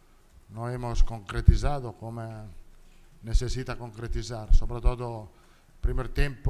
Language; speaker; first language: Spanish; non-native, learner; Italian